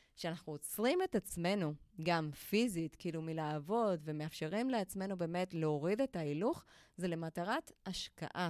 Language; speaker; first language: Hebrew; non-native, fluent; Spanish